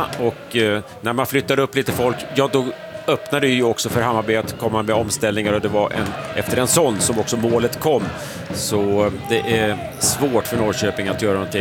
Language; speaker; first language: Swedish; native; Swedish